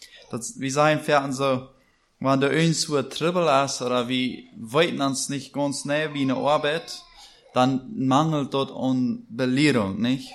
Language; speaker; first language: German; non-native, learner; Plautdietsch